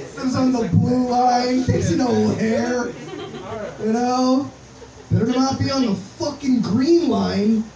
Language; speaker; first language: English; native; English